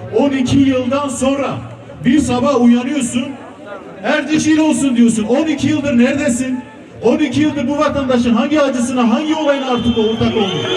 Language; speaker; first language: Turkish; non-native, local second language; Kurdish